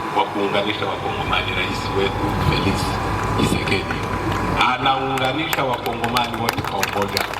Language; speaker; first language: Swahili; non-native, local second language; Kinyarwanda